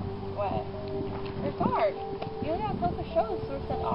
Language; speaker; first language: French; non-native, learner; English